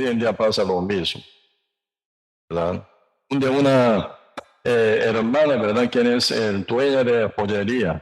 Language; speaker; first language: Spanish; non-native, learner; Korean